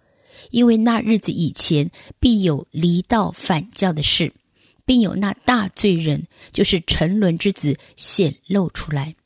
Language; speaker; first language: Chinese; native; Chinese